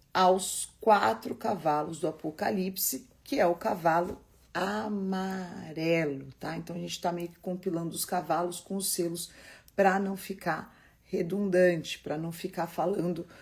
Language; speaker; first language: Portuguese; native; Portuguese